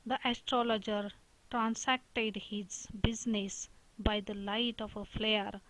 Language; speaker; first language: English; non-native, local second language; Marathi